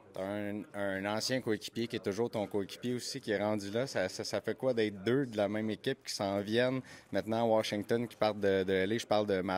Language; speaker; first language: French; native; French